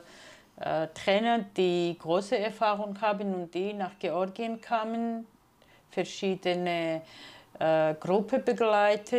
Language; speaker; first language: German; non-native, fluent; Georgian